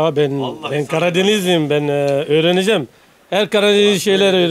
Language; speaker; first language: Turkish; non-native, learner; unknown